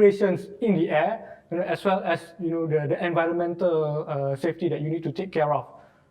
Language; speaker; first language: English; non-native, local second language; Malay